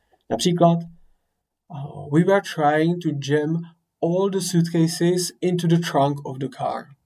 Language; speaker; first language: English; non-native, fluent; Czech